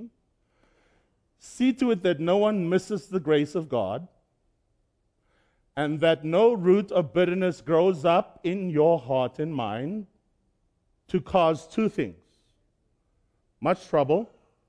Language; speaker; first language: English; native; English